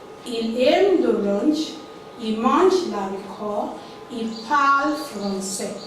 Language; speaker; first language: French; non-native, fluent; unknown